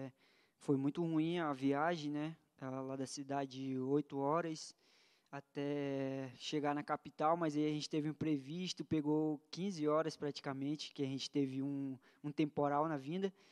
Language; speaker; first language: Portuguese; native; Portuguese